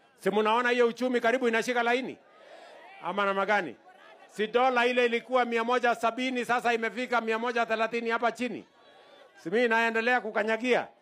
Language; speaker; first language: Swahili; non-native, local second language; Kalenjin